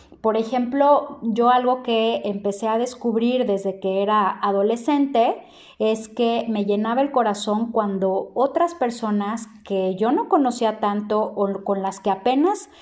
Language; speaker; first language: Spanish; native; Spanish